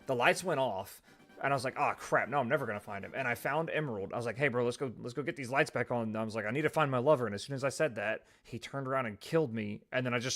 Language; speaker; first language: English; native; English